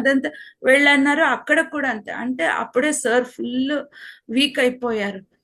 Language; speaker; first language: Telugu; non-native, local second language; Kannada